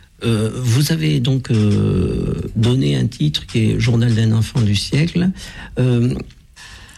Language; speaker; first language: French; native; French